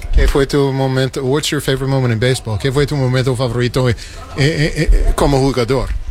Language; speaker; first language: Spanish; non-native, fluent; English